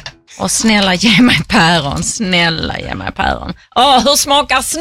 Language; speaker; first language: Swedish; native; Swedish